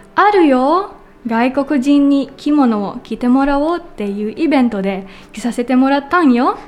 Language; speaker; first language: Japanese; non-native, learner; Filipino